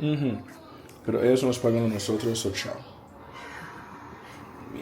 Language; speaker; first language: Spanish; non-native, learner; English